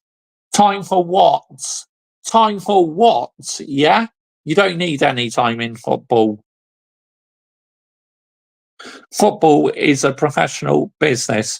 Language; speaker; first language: English; native; English